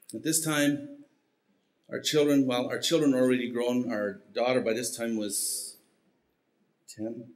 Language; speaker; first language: English; early bilingual, heritage; Spanish